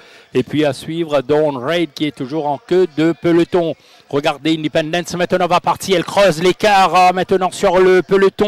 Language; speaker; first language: French; non-native, local second language; Morisyen